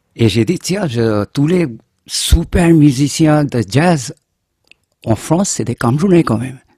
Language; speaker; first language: French; non-native, fluent; Bangla